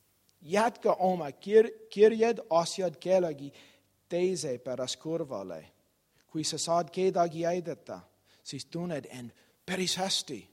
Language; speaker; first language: Estonian; non-native, learner; English